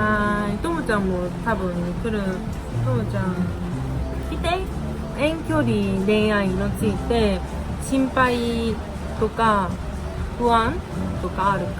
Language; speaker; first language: Japanese; non-native, fluent; Korean